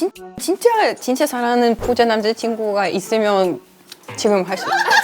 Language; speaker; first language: Korean; non-native, fluent; Russian